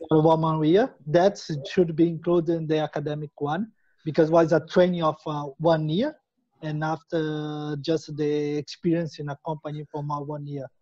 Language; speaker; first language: English; non-native, learner; Portuguese